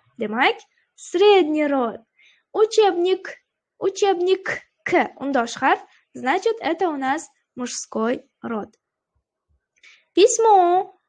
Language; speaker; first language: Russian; non-native, local second language; Uzbek